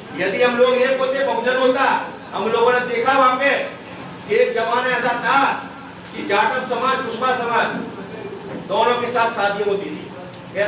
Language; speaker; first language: Hindi; native; Hindi